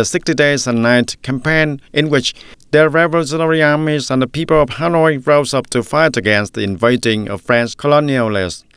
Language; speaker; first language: English; non-native, fluent; Vietnamese